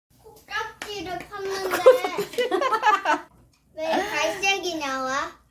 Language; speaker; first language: Korean; native; Korean